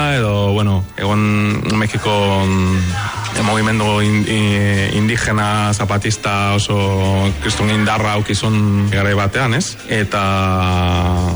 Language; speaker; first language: Basque; non-native, fluent; Spanish